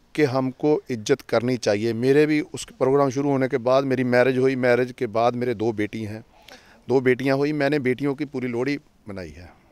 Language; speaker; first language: Hindi; non-native, local second language; Punjabi